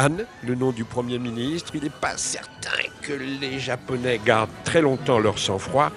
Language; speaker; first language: French; native; French